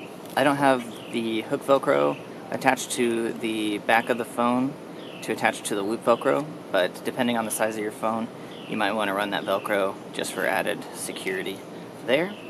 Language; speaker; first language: English; native; English